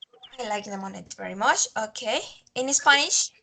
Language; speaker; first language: English; non-native, learner; Spanish